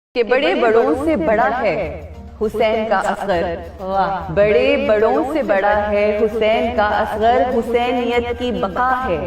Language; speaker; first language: Urdu; native; Urdu